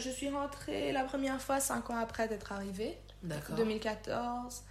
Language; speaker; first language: French; non-native, local second language; Lingala